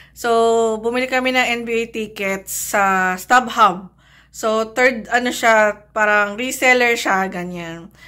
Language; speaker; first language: Filipino; non-native, local second language; Cebuano